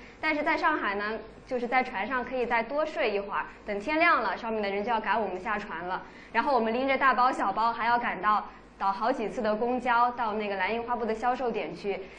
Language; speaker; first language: Chinese; native; Chinese